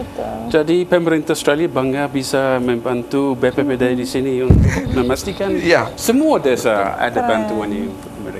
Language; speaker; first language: Indonesian; non-native, fluent; English